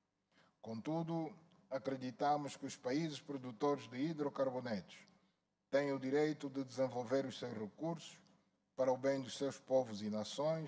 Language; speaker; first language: Portuguese; native; Portuguese